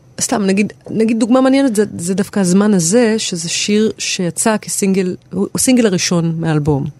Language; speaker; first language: Hebrew; native; Hebrew